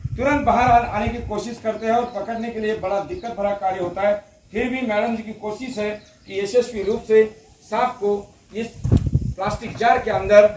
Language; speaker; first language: Hindi; non-native, local second language; Marathi